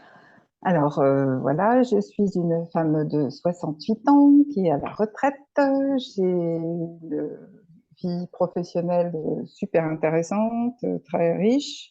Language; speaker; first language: French; native; French